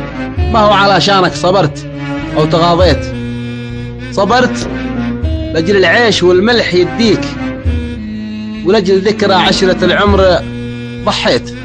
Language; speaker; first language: Arabic; native; Arabic